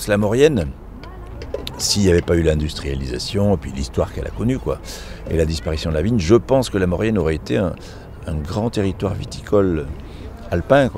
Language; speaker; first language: French; native; French